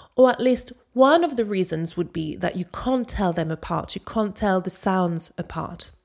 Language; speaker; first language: English; non-native, fluent; French